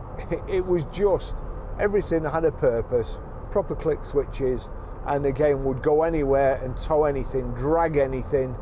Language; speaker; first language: English; native; English